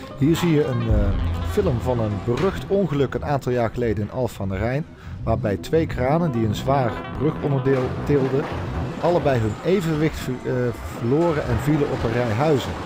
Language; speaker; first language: Dutch; native; Dutch